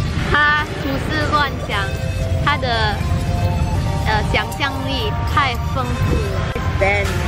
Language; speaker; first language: Chinese; non-native, local second language; English